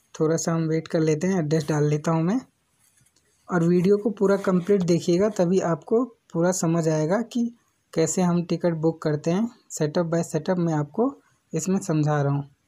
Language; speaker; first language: Hindi; native; Hindi